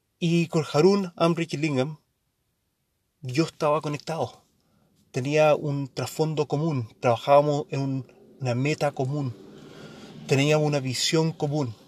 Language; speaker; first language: Spanish; early bilingual, heritage; Spanish